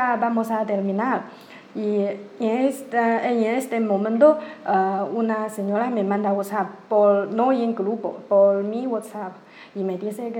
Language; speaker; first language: Spanish; non-native, learner; Chinese